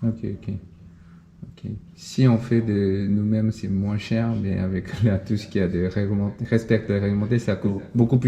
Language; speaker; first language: French; non-native, learner; Korean